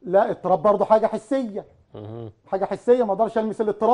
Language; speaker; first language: Arabic; native; Arabic